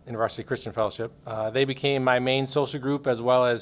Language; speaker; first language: English; native; English